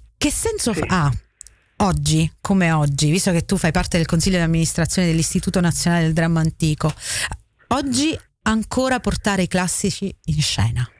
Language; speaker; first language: Italian; native; Italian